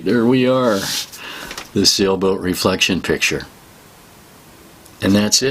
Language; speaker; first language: English; native; English